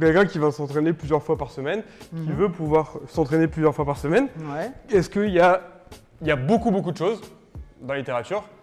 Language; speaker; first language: French; native; French